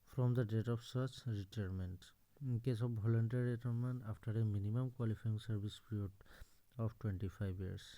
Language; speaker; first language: English; non-native, local second language; Assamese